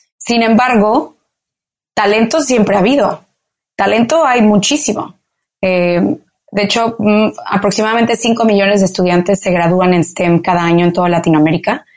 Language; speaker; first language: Spanish; native; Spanish